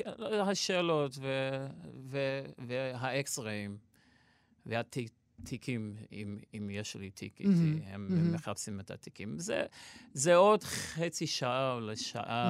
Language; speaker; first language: Hebrew; non-native, local second language; Armenian